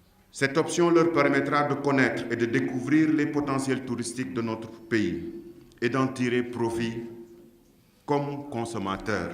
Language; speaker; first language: French; non-native, local second language; Wolof